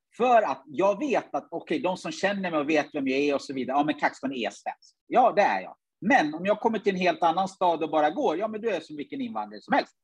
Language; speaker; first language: Swedish; early bilingual, other home language; Ganda